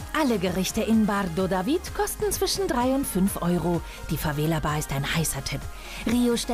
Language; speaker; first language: German; native; German